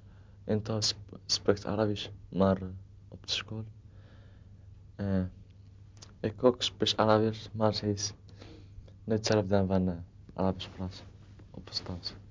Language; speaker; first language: Dutch; non-native, learner; Arabic